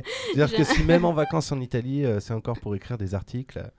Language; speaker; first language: French; native; French